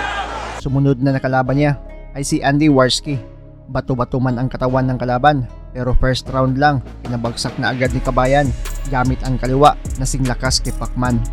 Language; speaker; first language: Filipino; native; Filipino